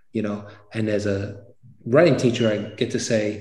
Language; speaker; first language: English; native; English